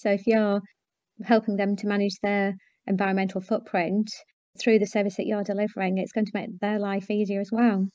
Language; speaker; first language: English; native; English